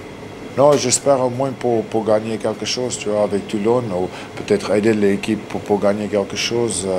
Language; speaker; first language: French; non-native, learner; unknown